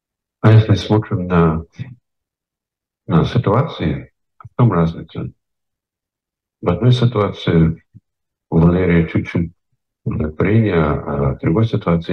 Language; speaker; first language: Russian; non-native, fluent; English